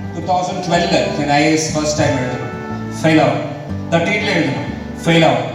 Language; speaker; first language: Malayalam; non-native, local second language; Tamil